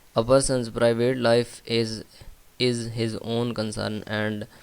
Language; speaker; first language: English; non-native, local second language; Punjabi